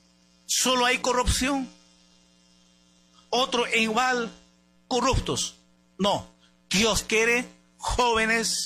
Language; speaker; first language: Spanish; native; Spanish